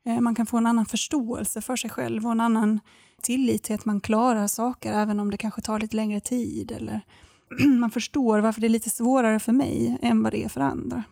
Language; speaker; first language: Swedish; native; Swedish